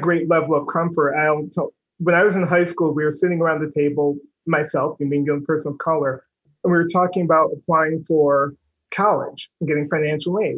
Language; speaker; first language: English; native; English